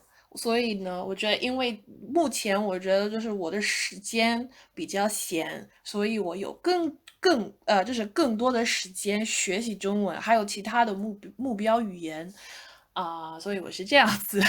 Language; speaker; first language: Chinese; non-native, fluent; English